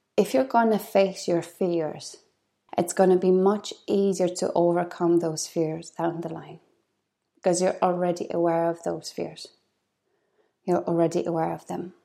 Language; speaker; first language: English; non-native, fluent; Polish